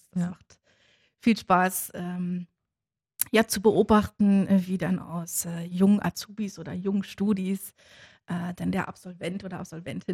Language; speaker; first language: German; native; German